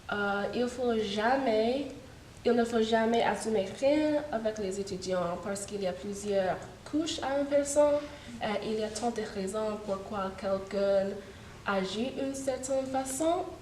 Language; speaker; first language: French; non-native, fluent; English